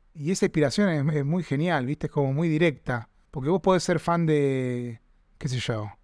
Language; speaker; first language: Spanish; native; Spanish